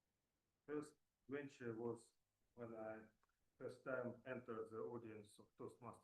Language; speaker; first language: English; non-native, fluent; Russian